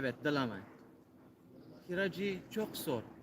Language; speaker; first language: Turkish; non-native, learner; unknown